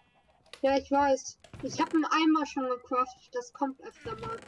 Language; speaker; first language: German; native; German